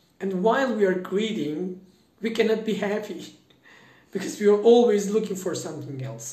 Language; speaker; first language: English; non-native, fluent; Persian